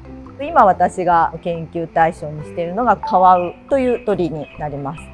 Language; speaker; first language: Japanese; native; Japanese